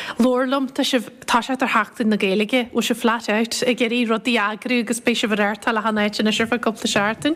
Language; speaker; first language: Irish; native; Irish